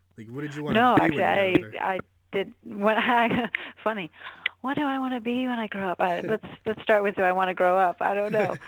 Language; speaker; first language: English; native; English